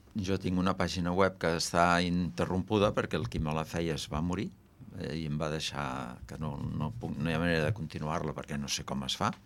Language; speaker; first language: Catalan; native; Catalan